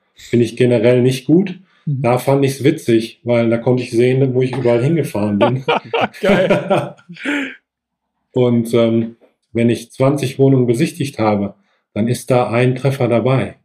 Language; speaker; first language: German; native; German